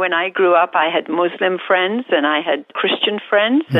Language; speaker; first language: English; native; English